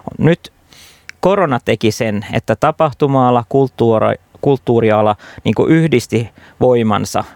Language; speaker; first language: Finnish; non-native, local second language; Swedish